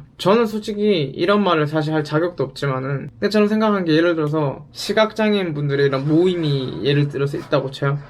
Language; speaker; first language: Korean; native; Korean